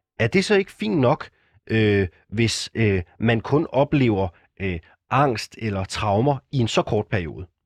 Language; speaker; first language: Danish; native; Danish